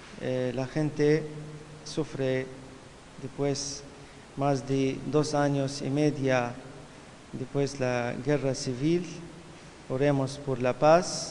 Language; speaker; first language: Spanish; non-native, fluent; Arabic